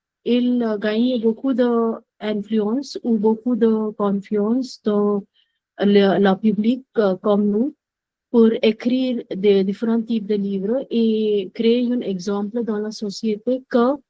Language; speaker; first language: French; non-native, learner; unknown